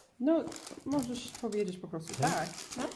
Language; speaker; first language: Polish; non-native, learner; English